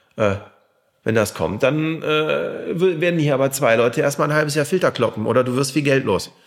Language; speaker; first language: German; native; German